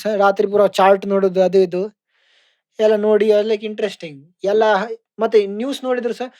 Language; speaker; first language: Kannada; native; Kannada